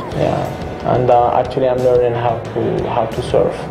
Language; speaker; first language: English; non-native, fluent; Arabic